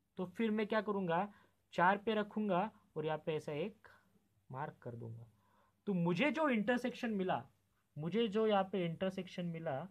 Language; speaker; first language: Hindi; non-native, local second language; Marathi